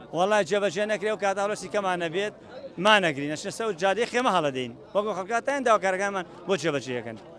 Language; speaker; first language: Central Kurdish; native; Central Kurdish